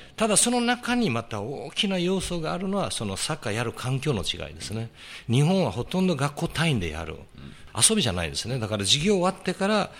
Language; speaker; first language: Japanese; early bilingual, heritage; Portuguese